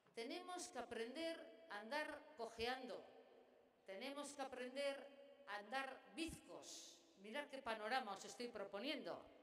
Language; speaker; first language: Spanish; non-native, local second language; Basque